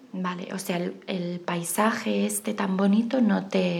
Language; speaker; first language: Spanish; native; Spanish